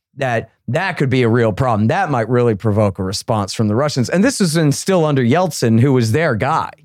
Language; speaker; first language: English; native; English